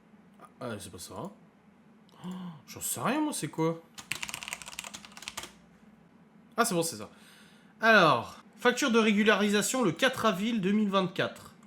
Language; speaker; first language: French; native; French